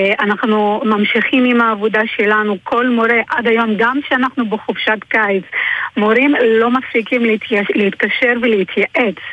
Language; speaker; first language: Hebrew; non-native, local second language; Arabic